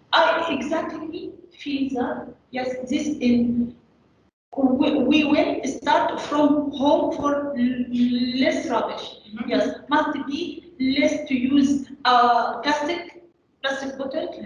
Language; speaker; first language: English; non-native, learner; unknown